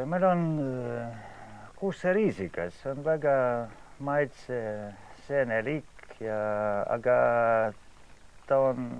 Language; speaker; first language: Estonian; non-native, learner; Ukrainian